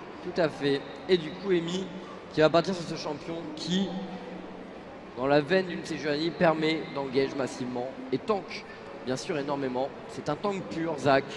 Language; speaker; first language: French; native; French